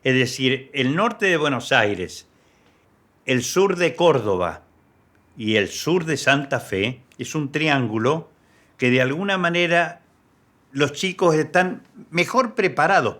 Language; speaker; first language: Spanish; native; Spanish